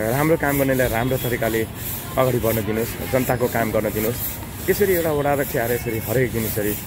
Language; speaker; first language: Nepali; native; Nepali